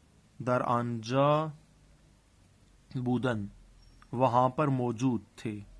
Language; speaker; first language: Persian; non-native, fluent; Urdu